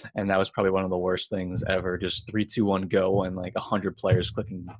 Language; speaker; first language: English; native; English